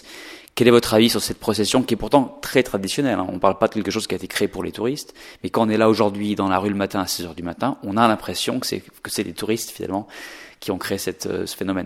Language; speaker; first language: French; native; French